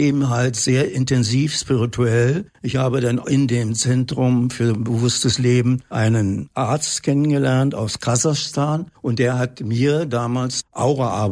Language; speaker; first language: German; native; German